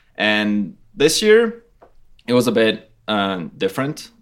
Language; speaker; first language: English; non-native, fluent; Latvian